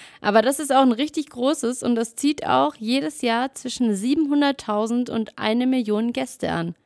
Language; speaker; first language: German; native; German